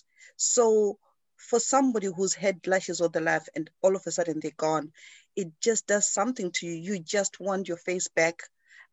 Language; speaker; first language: English; non-native, local second language; Shona